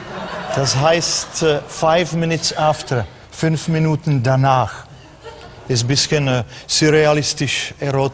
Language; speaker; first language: German; non-native, fluent; Czech